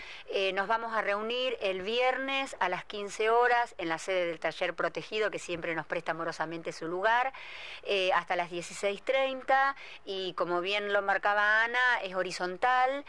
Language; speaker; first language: Spanish; native; Spanish